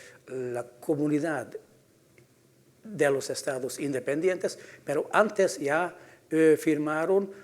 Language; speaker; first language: Spanish; non-native, fluent; Hungarian